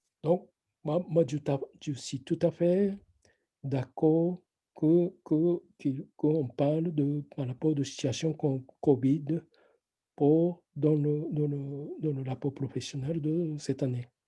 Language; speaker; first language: French; non-native, fluent; Japanese